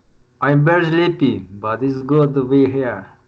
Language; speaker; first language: English; non-native, learner; Spanish